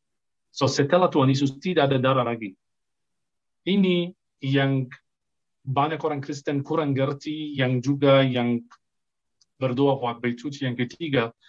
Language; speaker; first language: Indonesian; non-native, fluent; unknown